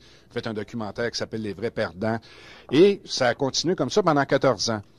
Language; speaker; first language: French; native; French